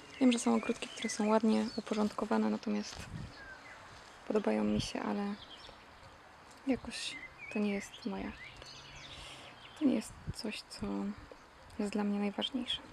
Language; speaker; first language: Polish; native; Polish